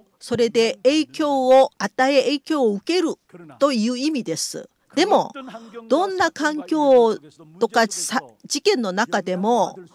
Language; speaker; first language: Japanese; non-native, fluent; Korean